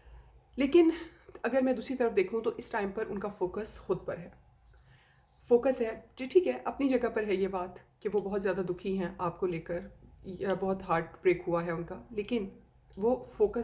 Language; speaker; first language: Hindi; native; Hindi